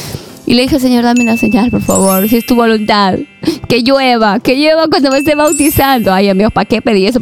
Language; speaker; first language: Spanish; native; Spanish